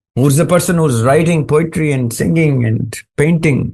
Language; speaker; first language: English; non-native, local second language; Urdu